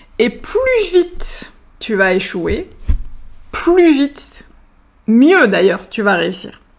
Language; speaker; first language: French; native; French